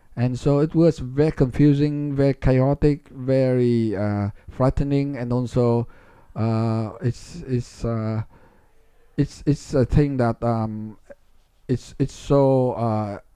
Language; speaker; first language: English; non-native, fluent; Vietnamese